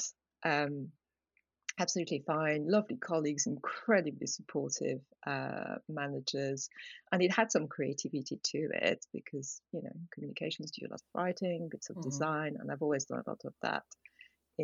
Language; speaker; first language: English; non-native, fluent; French